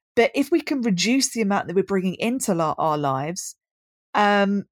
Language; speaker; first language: English; native; English